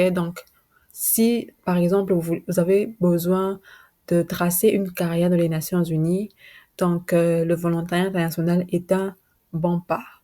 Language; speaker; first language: French; non-native, local second language; Lingala